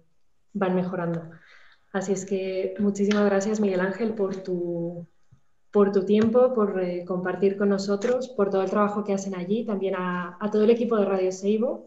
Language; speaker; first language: Spanish; native; Spanish